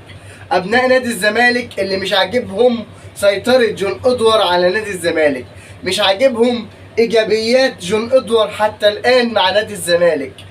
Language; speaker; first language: Arabic; native; Arabic